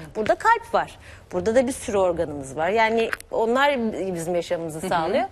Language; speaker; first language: Turkish; native; Turkish